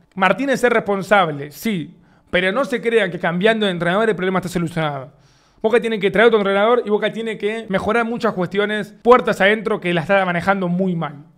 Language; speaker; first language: Spanish; native; Spanish